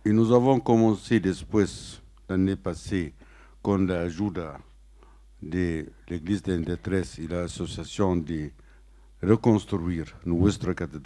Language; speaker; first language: French; non-native, learner; Arabic